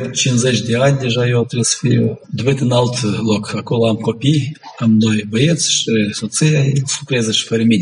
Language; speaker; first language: Romanian; non-native, local second language; Gagauz